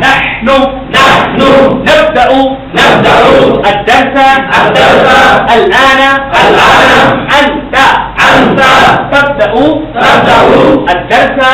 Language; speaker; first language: Arabic; non-native, fluent; Bangla